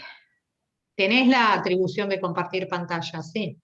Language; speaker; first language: Spanish; native; Spanish